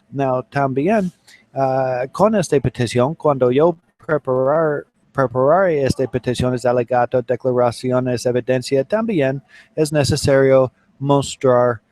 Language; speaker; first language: Spanish; non-native, learner; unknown